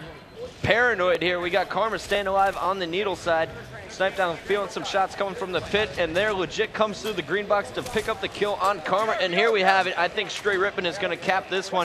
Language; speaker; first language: English; native; English